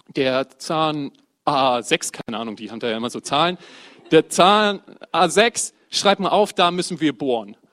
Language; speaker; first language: German; native; German